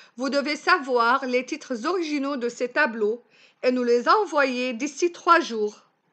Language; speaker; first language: French; non-native, local second language; Arabic